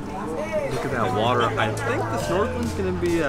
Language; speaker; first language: English; native; English